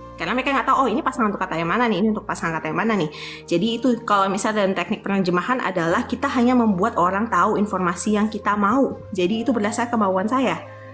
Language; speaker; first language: Indonesian; native; Indonesian